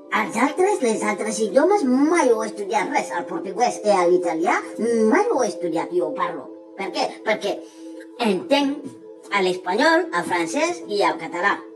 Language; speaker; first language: Catalan; non-native, fluent; Fula